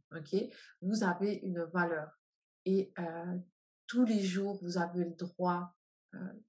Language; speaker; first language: French; native; French